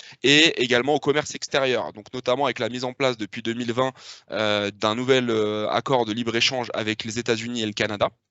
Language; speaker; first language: French; native; French